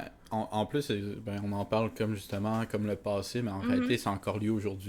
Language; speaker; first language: French; native; French